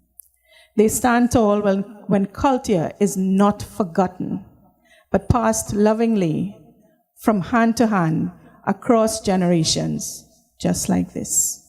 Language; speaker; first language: English; native; English